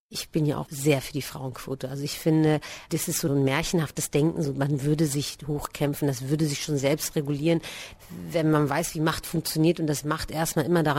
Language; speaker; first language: German; native; German